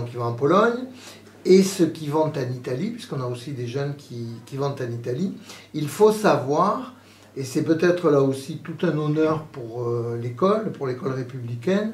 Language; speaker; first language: French; native; French